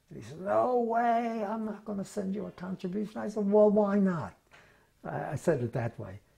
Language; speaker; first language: English; native; English